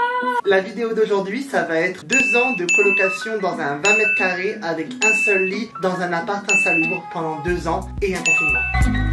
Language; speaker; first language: French; native; French